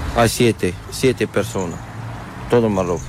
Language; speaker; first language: Spanish; non-native, learner; Arabic